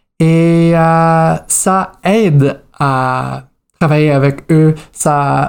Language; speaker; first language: French; non-native, fluent; English